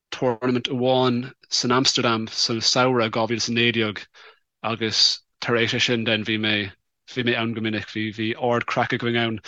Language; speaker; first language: Irish; non-native, local second language; English